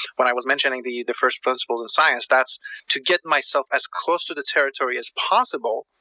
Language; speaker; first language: English; non-native, fluent; German